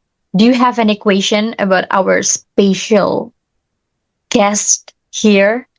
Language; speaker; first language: English; non-native, learner; Indonesian